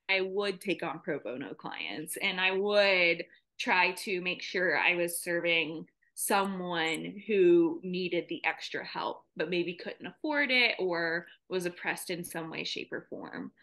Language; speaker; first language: English; native; English